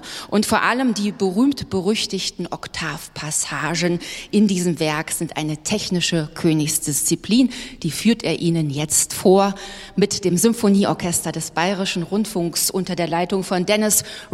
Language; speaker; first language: German; native; German